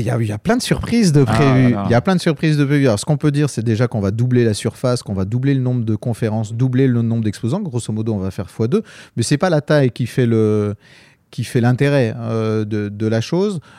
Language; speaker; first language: French; native; French